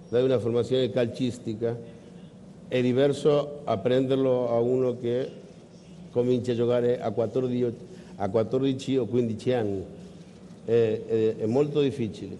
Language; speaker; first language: Italian; non-native, fluent; Spanish